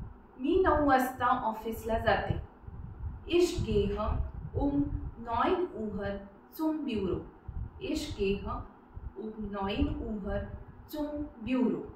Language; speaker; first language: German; non-native, fluent; Marathi